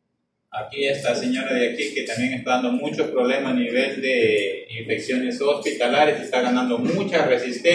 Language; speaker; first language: Spanish; native; Spanish